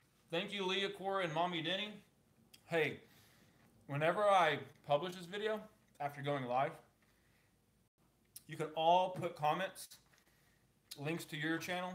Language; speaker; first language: English; native; English